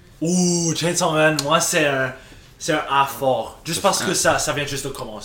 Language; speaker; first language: French; non-native, local second language; English